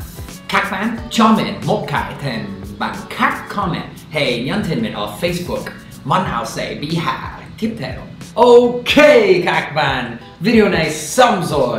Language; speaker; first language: Vietnamese; non-native, fluent; English